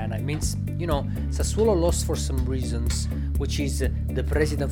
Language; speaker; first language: English; non-native, fluent; Italian